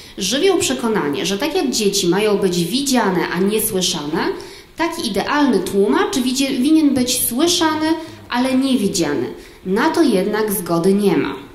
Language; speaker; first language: Polish; native; Polish